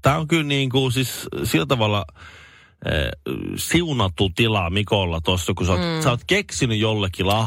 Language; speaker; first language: Finnish; native; Finnish